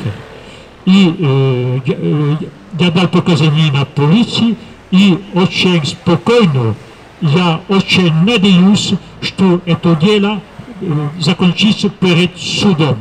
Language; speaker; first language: Russian; non-native, fluent; French